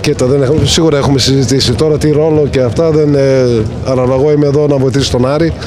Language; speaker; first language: Greek; early bilingual, heritage; English